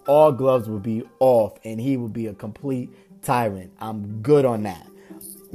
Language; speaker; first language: English; native; English